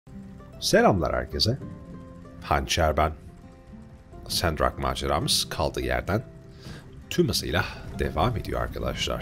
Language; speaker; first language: Turkish; native; Turkish